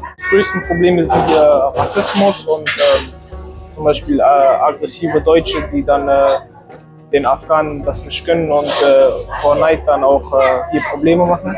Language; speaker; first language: German; early bilingual, other home language; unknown